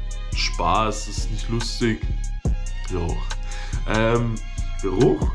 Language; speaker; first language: German; native; German